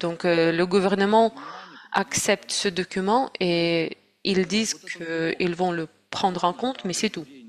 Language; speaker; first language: French; non-native, fluent; Russian